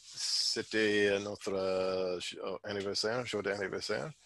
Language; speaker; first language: French; non-native, learner; English